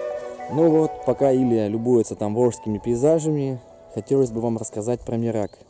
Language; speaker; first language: Russian; native; Russian